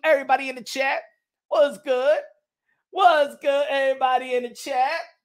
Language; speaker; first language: English; early bilingual, other home language; Spanish